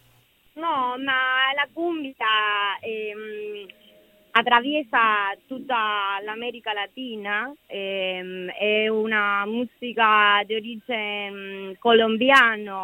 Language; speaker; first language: Italian; non-native, learner; Spanish